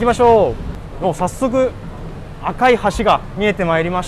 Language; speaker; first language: Japanese; native; Japanese